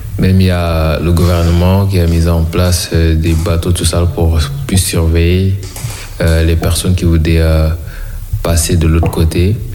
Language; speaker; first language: French; non-native, local second language; Wolof